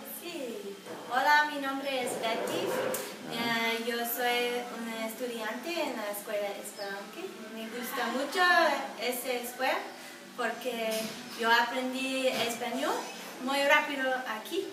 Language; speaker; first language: Spanish; non-native, learner; English